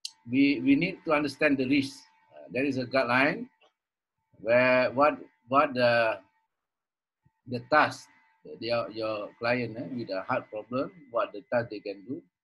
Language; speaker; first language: English; non-native, local second language; Malay